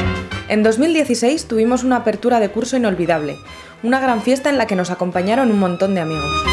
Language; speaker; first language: Spanish; native; Spanish